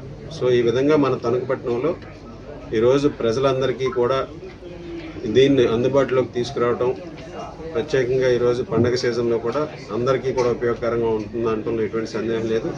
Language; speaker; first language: Telugu; native; Telugu